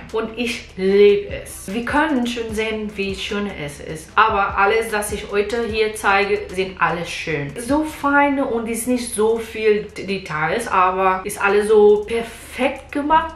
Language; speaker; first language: German; non-native, learner; Portuguese